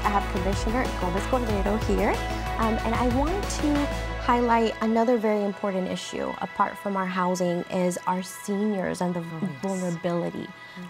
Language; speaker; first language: English; early bilingual, other home language; Spanish